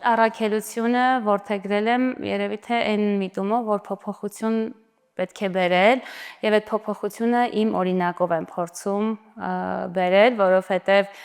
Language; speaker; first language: Armenian; native; Armenian